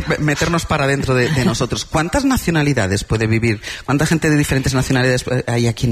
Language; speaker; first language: Spanish; native; Spanish